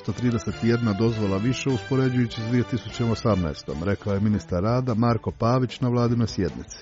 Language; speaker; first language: Croatian; native; Croatian